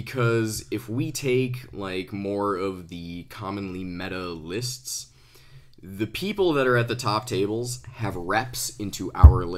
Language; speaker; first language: English; native; English